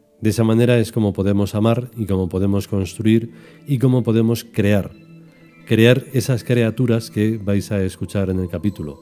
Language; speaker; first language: Spanish; native; Spanish